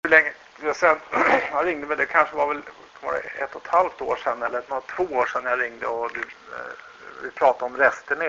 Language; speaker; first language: Swedish; native; Swedish